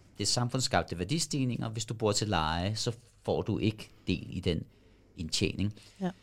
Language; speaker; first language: Danish; early bilingual, other home language; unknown